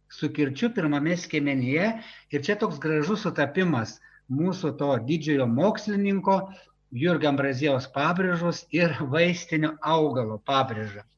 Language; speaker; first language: Lithuanian; native; Lithuanian